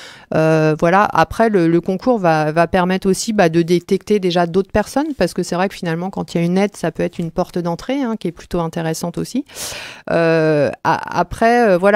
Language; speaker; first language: French; native; French